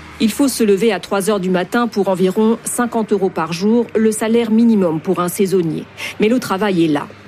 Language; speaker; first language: French; native; French